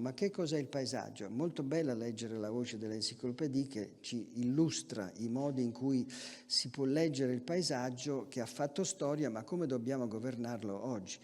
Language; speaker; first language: Italian; native; Italian